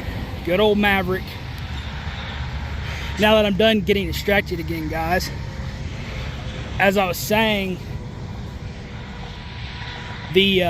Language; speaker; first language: English; native; English